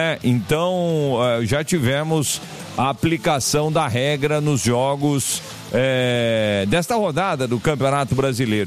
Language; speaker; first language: Portuguese; native; Portuguese